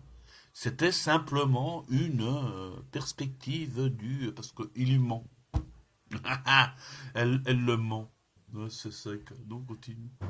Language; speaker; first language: French; native; French